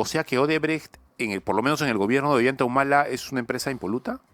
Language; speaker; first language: Spanish; native; Spanish